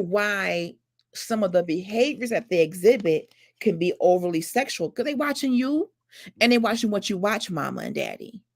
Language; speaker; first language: English; native; English